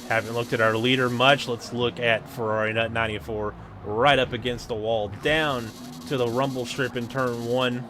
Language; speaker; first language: English; native; English